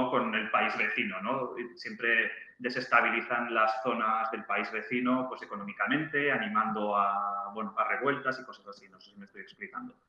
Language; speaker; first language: Spanish; native; Spanish